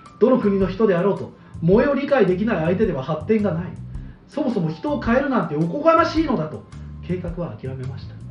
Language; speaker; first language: Japanese; native; Japanese